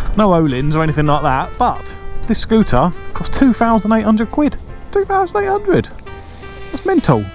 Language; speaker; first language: English; native; English